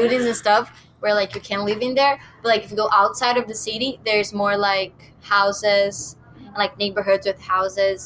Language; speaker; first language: English; non-native, learner; Portuguese